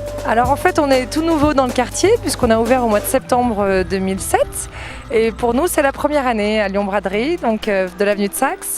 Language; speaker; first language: French; native; French